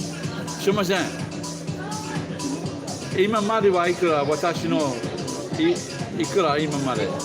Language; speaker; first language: Japanese; non-native, learner; English